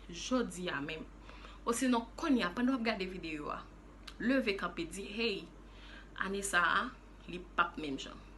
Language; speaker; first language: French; non-native, local second language; Haitian Creole